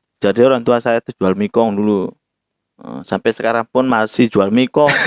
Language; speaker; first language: Indonesian; non-native, local second language; Javanese